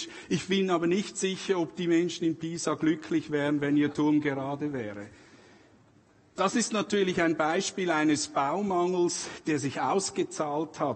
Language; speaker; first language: German; native; German